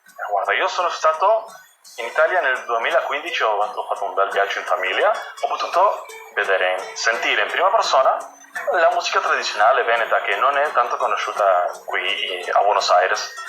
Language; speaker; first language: Italian; non-native, fluent; Spanish